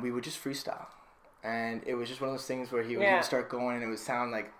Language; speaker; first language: English; native; English